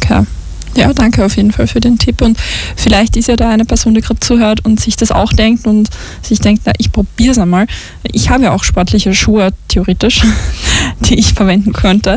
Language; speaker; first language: German; native; German